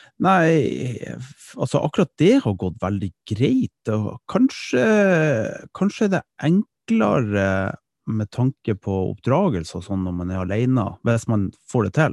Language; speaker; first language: Norwegian; early bilingual, other home language; Dutch